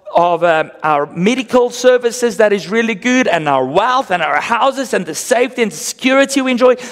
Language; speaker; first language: English; non-native, local second language; Afrikaans